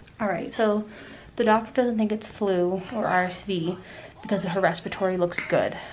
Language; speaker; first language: English; native; English